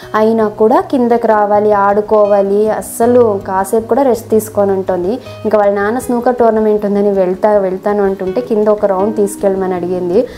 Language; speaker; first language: Telugu; non-native, local second language; Kannada